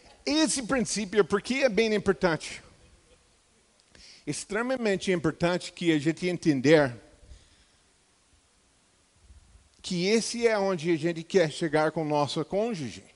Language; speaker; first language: Portuguese; non-native, fluent; English